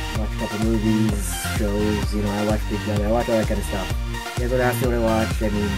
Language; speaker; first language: English; native; English